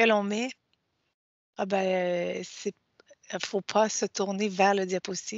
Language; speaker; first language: French; native; French